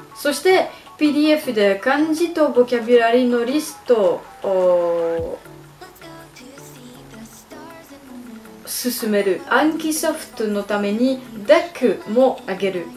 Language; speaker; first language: Japanese; non-native, learner; French